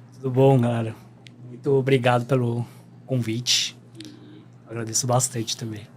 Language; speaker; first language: Portuguese; early bilingual, other home language; Korean